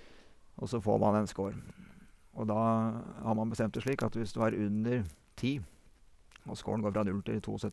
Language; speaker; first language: Norwegian; native; Norwegian